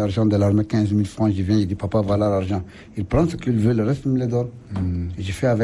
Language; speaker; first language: French; non-native, local second language; Arabic